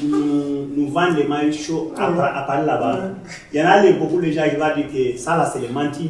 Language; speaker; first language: French; non-native, learner; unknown